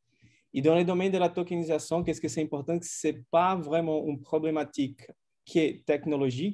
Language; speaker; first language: French; non-native, fluent; Portuguese